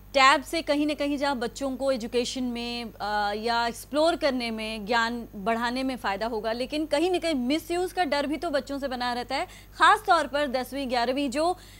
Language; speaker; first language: Hindi; native; Hindi